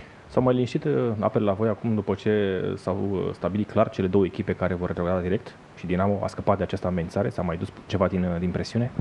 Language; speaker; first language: Romanian; native; Romanian